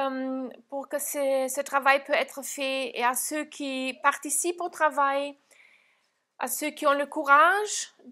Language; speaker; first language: French; non-native, fluent; German